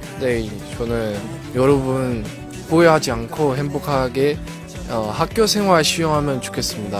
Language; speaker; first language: Korean; non-native, learner; Chinese